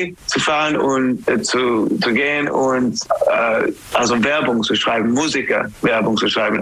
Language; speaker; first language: German; non-native, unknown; English